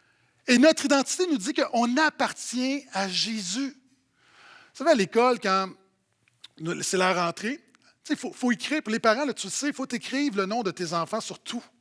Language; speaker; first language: French; native; French